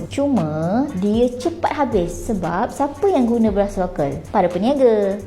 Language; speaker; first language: Malay; native; Malay